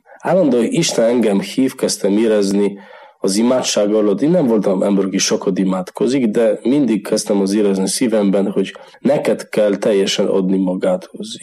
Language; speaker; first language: Hungarian; non-native, learner; Polish